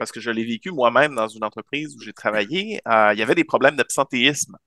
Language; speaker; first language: French; native; French